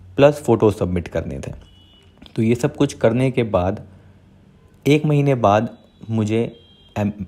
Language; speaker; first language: Hindi; non-native, local second language; Gujarati